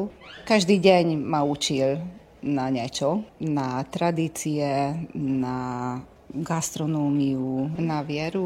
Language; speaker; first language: Slovak; early bilingual, heritage; Slovak